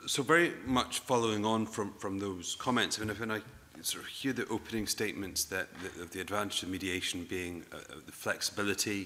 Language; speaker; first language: English; native; English